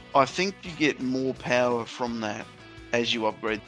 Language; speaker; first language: English; early bilingual, other home language; Italian